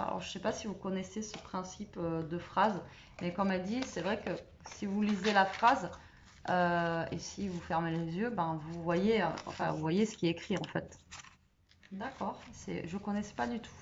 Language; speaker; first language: French; native; French